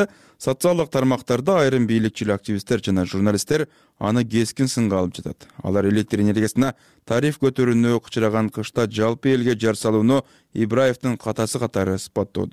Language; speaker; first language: Kyrgyz; native; Kyrgyz